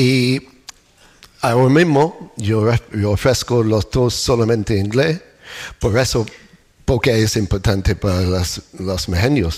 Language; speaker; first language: Spanish; non-native, learner; English